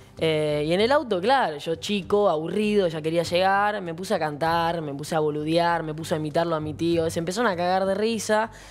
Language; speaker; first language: Spanish; native; Spanish